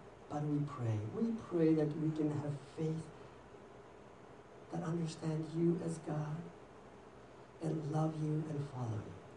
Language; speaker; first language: English; non-native, fluent; Japanese